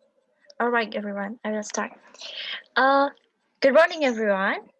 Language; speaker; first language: English; non-native, learner; Indonesian